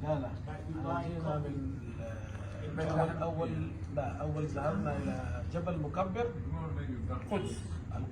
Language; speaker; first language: Arabic; non-native, fluent; Urdu